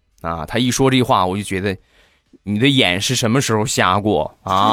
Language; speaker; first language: Chinese; native; Chinese